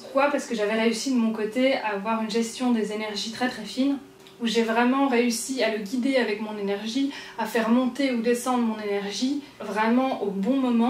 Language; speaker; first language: French; native; French